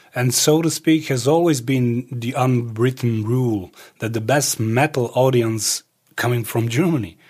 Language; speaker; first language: English; early bilingual, other home language; Croatian